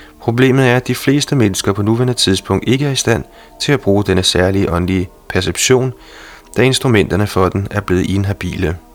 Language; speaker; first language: Danish; native; Danish